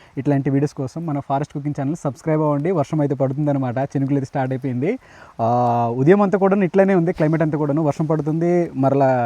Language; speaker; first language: Telugu; non-native, local second language; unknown